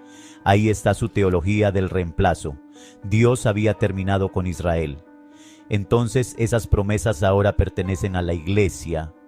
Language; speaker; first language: Spanish; native; Spanish